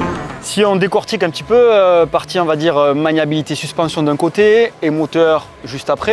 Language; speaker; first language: French; native; French